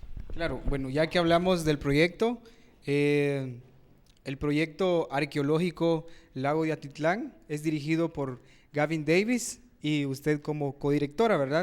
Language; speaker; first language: Spanish; native; Spanish